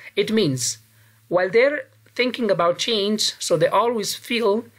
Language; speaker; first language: English; non-native, fluent; Pashto